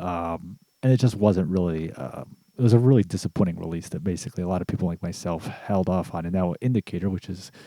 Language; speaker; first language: English; native; English